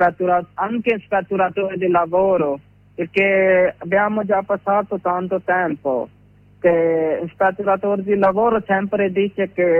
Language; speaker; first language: Italian; non-native, learner; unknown